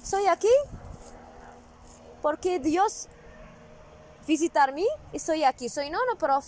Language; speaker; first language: Spanish; non-native, learner; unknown